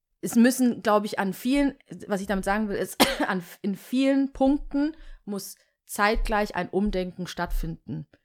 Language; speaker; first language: German; early bilingual, other home language; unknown